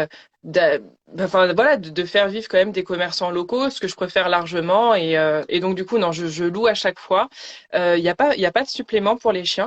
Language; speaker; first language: French; native; French